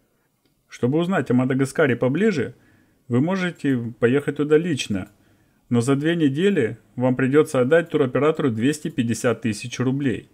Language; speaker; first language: Russian; native; Russian